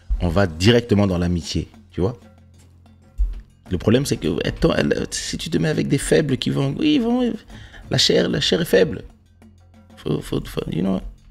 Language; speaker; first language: French; non-native, local second language; Lingala